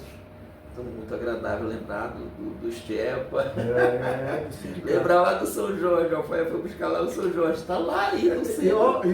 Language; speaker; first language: Portuguese; native; Portuguese